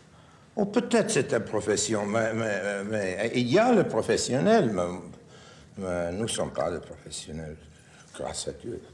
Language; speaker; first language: French; non-native, fluent; English